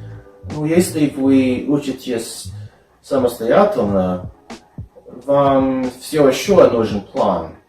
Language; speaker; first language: Russian; non-native, fluent; English